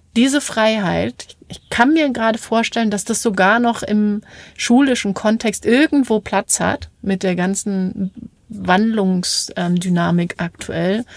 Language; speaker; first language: German; native; German